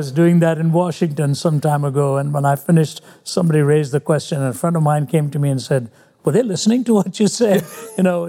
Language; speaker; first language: English; non-native, local second language; Hindi